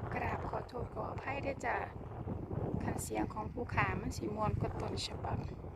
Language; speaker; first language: Thai; native; Thai